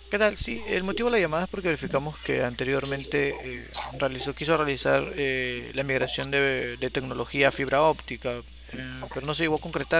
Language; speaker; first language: Spanish; native; Spanish